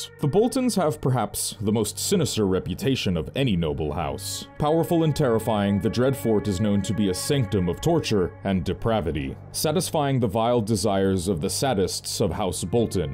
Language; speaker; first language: English; native; English